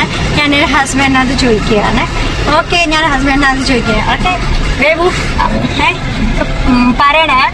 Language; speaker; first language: Malayalam; non-native, local second language; Hindi